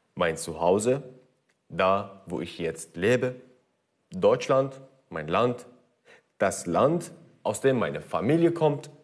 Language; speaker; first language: German; non-native, fluent; Kurdish